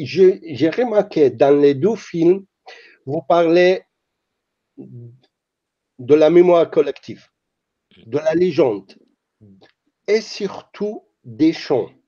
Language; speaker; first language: French; non-native, fluent; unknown